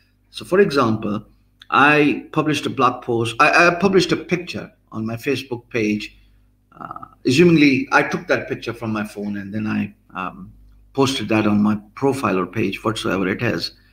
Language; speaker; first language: English; non-native, local second language; Urdu